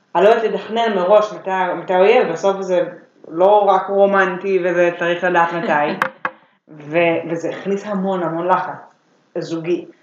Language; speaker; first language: Hebrew; native; Hebrew